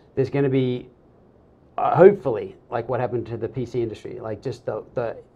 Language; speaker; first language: English; native; English